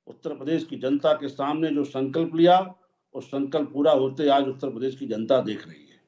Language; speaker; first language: Hindi; native; Hindi